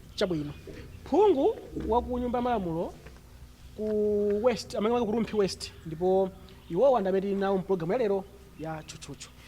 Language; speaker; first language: Nyanja; non-native, local second language; Tumbuka